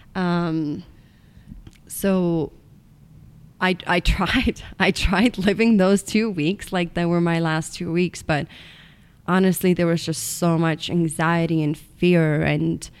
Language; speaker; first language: English; non-native, fluent; Estonian